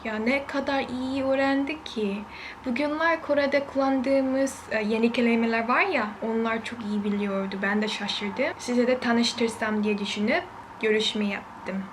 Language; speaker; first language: Turkish; non-native, learner; Korean